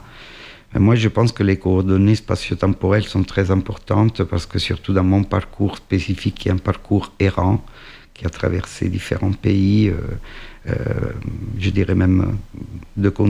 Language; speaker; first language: French; non-native, fluent; Italian